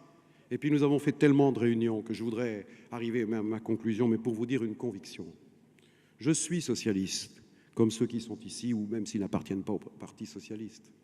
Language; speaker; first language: French; native; French